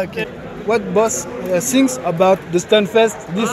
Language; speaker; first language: English; non-native, learner; French